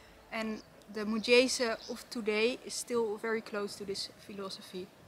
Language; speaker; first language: English; non-native, fluent; Dutch